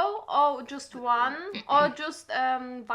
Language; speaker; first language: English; non-native, learner; German